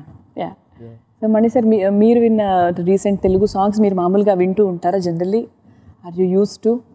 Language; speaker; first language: Telugu; native; Telugu